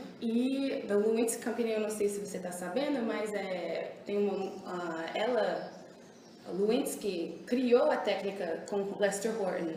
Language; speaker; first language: Portuguese; early bilingual, heritage; English